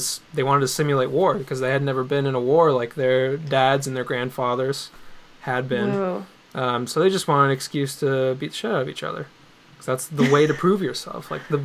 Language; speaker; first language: English; native; English